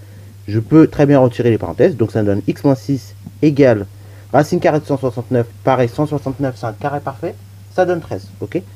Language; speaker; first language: French; native; French